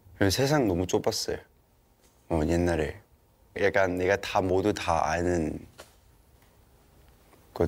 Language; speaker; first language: Korean; non-native, fluent; Cantonese